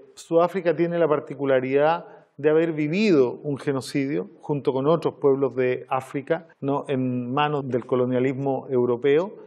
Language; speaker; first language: Spanish; native; Spanish